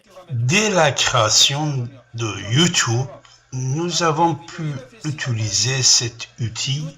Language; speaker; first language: French; non-native, fluent; Persian